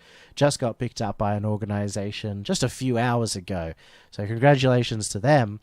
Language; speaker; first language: English; native; English